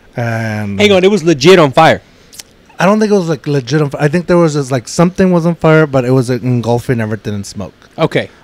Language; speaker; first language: English; native; English